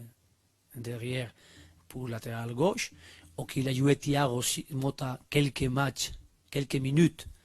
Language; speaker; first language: French; non-native, learner; Spanish